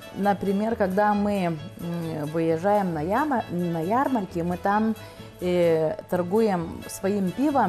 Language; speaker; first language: Russian; non-native, local second language; Lithuanian